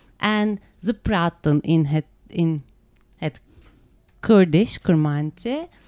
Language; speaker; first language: Dutch; non-native, learner; Turkish